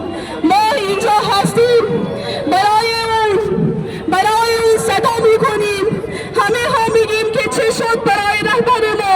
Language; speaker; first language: Persian; non-native, learner; Urdu